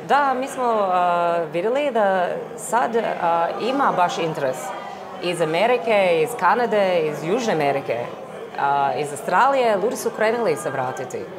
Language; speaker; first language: Croatian; early bilingual, heritage; English